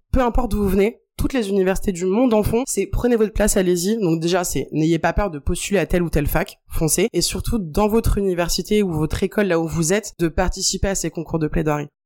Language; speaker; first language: French; native; French